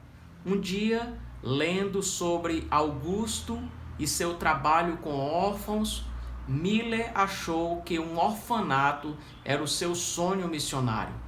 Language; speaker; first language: Portuguese; native; Portuguese